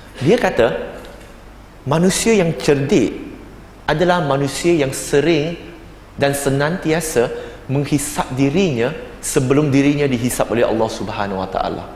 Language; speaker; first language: Malay; non-native, local second language; Chinese